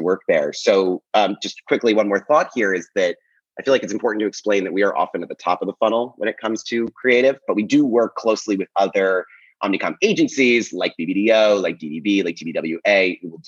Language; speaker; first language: English; native; English